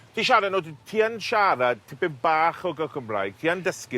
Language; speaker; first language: Welsh; non-native, learner; English